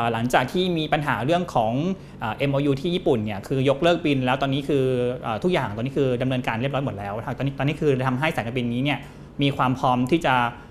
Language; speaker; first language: Thai; native; Thai